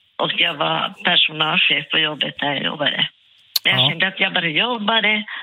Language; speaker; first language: Swedish; non-native, local second language; Finnish